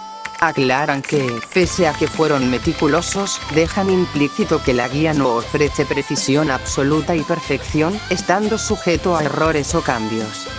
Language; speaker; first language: Spanish; native; Spanish